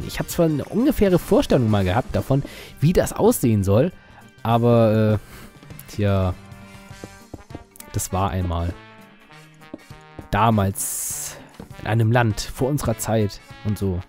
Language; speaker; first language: German; native; German